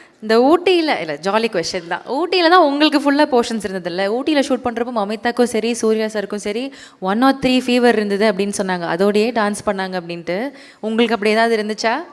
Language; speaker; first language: Tamil; native; Tamil